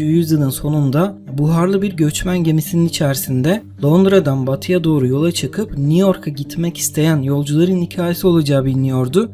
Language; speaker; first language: Turkish; native; Turkish